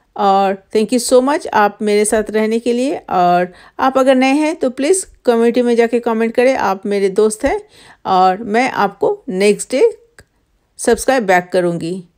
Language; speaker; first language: Hindi; non-native, local second language; Bangla